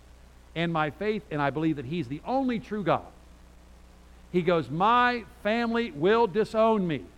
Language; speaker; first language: English; native; English